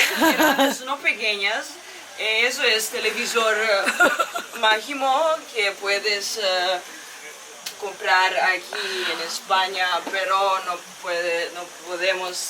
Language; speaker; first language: Spanish; non-native, learner; Serbian